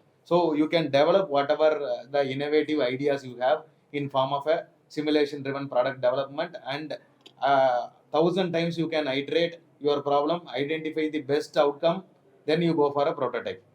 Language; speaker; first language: English; non-native, local second language; Tamil